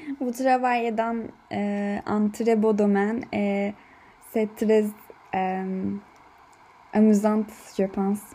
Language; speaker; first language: French; non-native, learner; Turkish